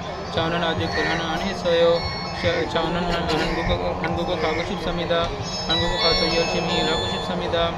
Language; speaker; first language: Korean; non-native, learner; Punjabi